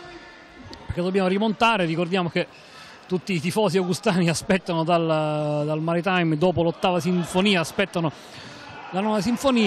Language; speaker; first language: Italian; native; Italian